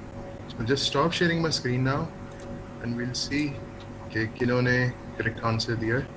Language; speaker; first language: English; non-native, local second language; Urdu